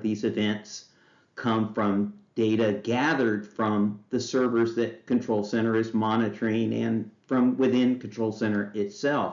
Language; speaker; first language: English; native; English